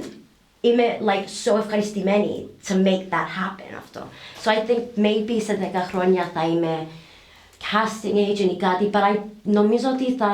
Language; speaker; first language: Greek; early bilingual, heritage; English